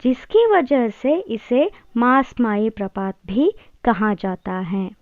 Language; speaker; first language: Hindi; non-native, local second language; Kannada